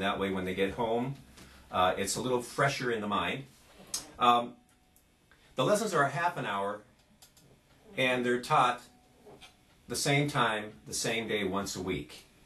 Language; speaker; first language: English; native; English